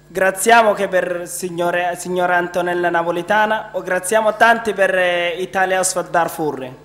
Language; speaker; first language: Italian; non-native, learner; Arabic